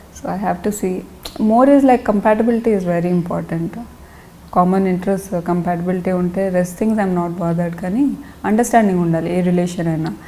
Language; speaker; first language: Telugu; non-native, local second language; Lambadi